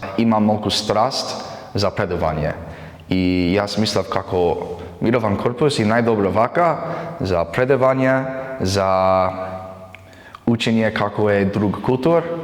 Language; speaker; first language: Macedonian; non-native, learner; English